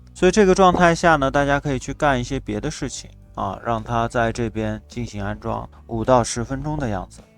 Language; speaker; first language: Chinese; native; Chinese